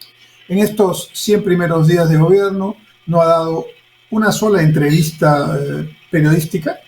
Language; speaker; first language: Spanish; native; Spanish